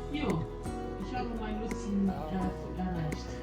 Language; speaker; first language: German; non-native, learner; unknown